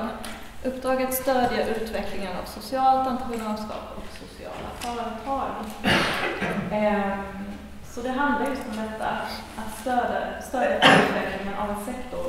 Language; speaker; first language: Swedish; native; Swedish